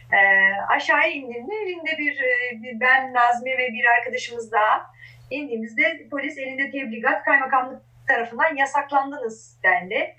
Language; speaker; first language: Turkish; non-native, local second language; Kurdish